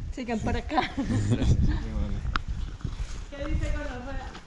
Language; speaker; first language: Spanish; native; Spanish